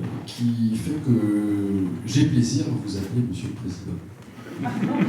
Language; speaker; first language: French; native; French